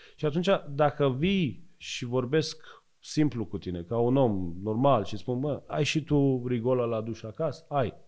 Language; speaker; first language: Romanian; non-native, fluent; Persian